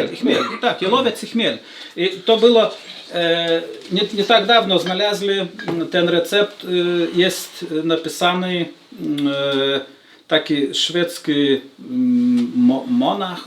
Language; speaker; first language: Polish; non-native, learner; Lithuanian